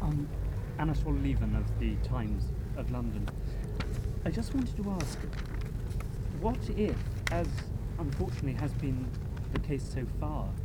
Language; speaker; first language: English; native; English